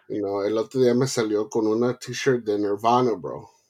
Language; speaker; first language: Spanish; early bilingual, heritage; Spanish